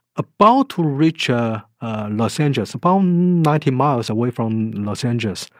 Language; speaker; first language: English; non-native, fluent; Chinese